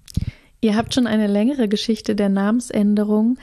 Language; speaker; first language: German; native; German